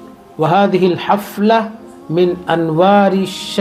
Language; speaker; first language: Arabic; non-native, learner; Urdu